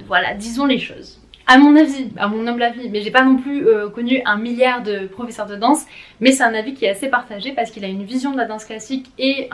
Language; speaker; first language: French; native; French